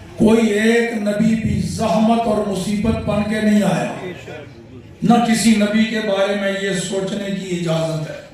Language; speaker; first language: Urdu; non-native, local second language; Punjabi